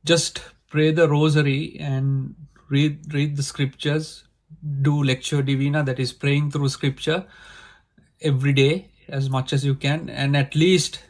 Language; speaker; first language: English; non-native, local second language; Sinhala